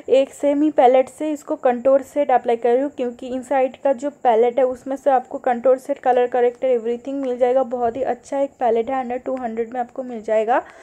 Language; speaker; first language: Hindi; non-native, local second language; Bangla